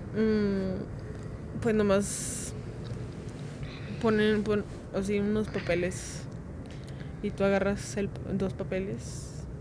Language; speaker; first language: Spanish; native; Spanish